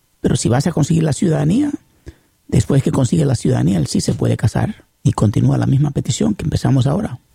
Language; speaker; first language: Spanish; early bilingual, heritage; Spanish